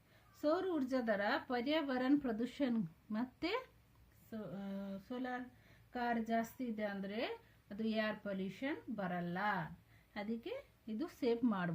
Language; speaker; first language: Kannada; non-native, local second language; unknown